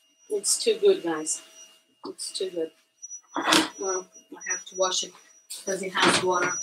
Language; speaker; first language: English; non-native, fluent; Portuguese